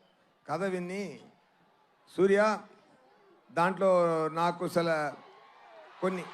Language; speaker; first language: Telugu; non-native, local second language; Tamil